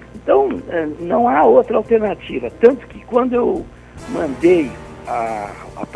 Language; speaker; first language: Portuguese; native; Portuguese